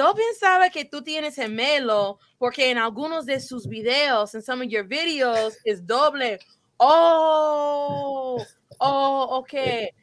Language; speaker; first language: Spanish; non-native, fluent; English